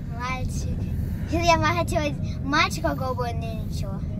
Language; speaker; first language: Russian; early bilingual, heritage; Russian